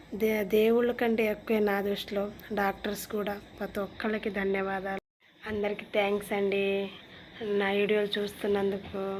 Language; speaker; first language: Telugu; non-native, local second language; Lambadi